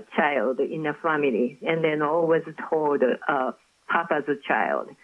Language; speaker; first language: English; non-native, fluent; Japanese